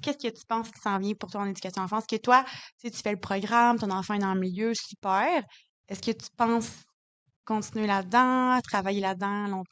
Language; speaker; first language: French; native; French